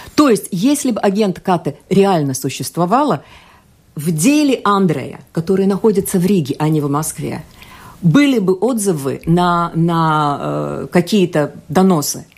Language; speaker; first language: Russian; non-native, local second language; Latvian